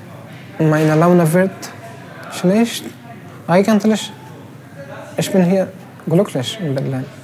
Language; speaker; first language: German; non-native, learner; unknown